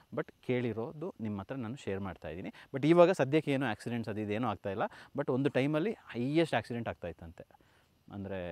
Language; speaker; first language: Kannada; non-native, local second language; Kodava